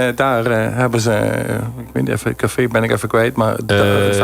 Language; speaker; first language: Dutch; native; Dutch